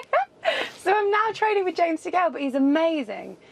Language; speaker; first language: English; native; English